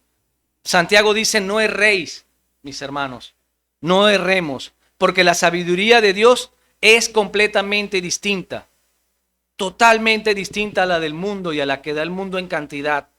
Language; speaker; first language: Spanish; native; Spanish